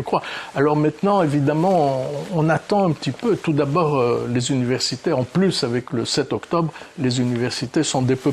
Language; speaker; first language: French; early bilingual, other home language; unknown